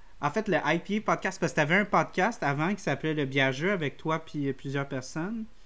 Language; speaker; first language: French; native; French